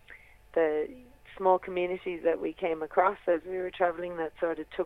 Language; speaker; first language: English; native; English